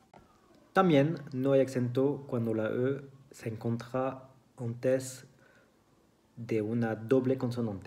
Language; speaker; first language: Spanish; non-native, fluent; French